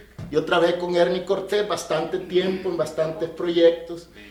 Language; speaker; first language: Spanish; native; Spanish